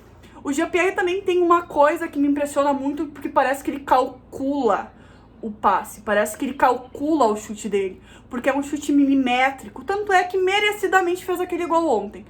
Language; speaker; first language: Portuguese; native; Portuguese